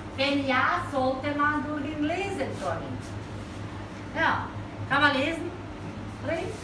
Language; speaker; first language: German; non-native, fluent; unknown